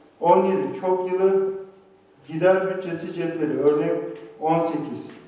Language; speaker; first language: Turkish; native; Turkish